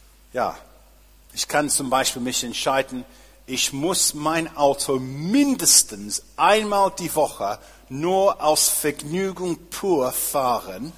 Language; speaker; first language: German; non-native, fluent; English